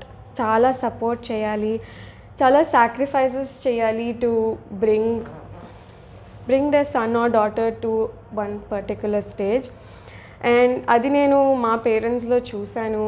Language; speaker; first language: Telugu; early bilingual, heritage; Telugu